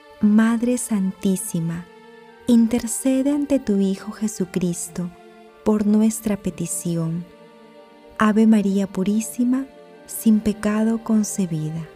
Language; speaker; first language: Spanish; native; Spanish